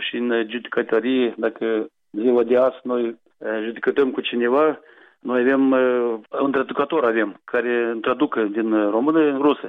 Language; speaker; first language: Romanian; non-native, local second language; Gagauz